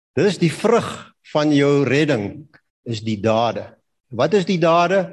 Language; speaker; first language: Afrikaans; native; Afrikaans